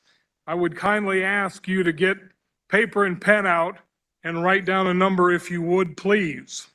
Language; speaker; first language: English; native; English